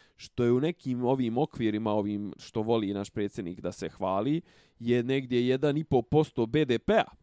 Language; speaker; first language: Bosnian; native; Bosnian